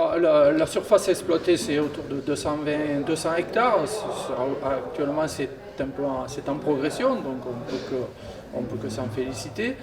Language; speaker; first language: French; native; French